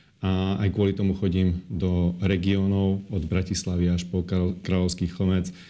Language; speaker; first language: Slovak; non-native, local second language; Hungarian